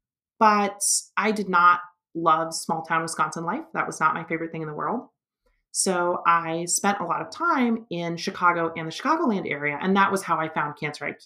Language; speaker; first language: English; native; English